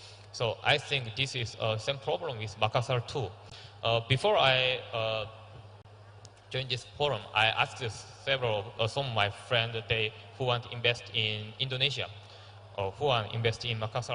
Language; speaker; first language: English; non-native, learner; Korean